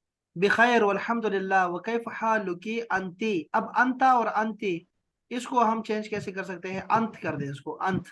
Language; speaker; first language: Urdu; native; Urdu